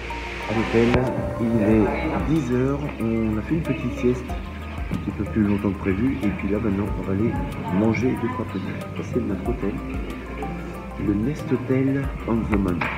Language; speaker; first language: French; native; French